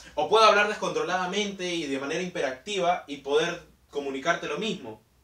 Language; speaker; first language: Spanish; native; Spanish